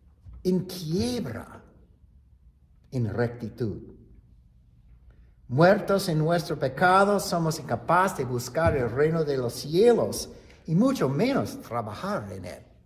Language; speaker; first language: Spanish; non-native, fluent; English